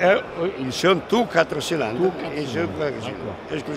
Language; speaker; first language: French; non-native, learner; Italian